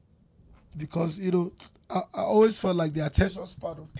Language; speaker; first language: English; non-native, local second language; Yoruba